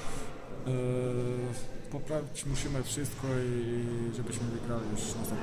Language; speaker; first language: Polish; non-native, fluent; Bosnian